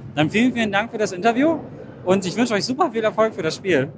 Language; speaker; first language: German; native; German